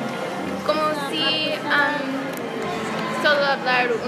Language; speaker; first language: Spanish; non-native, learner; English